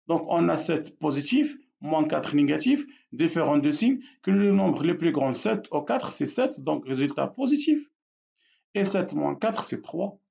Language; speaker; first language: French; non-native, local second language; Arabic